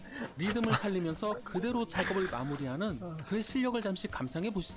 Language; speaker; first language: Korean; native; Korean